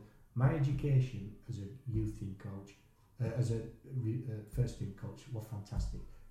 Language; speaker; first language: English; native; English